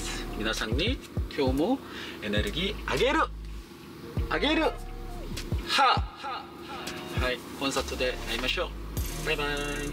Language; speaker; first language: Japanese; non-native, learner; Korean